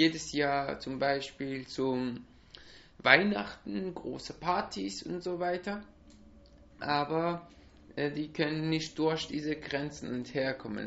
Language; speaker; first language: German; non-native, learner; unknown